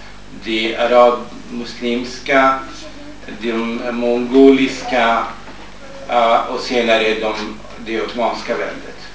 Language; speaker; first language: Swedish; non-native, fluent; Kurdish